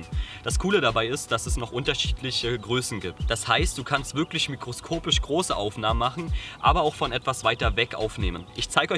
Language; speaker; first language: German; native; German